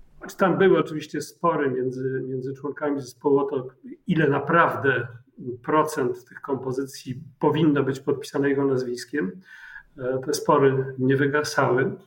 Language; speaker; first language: Polish; native; Polish